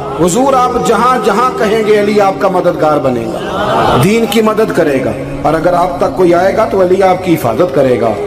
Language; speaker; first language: Urdu; non-native, local second language; Punjabi